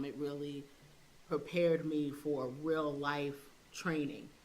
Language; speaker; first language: English; native; English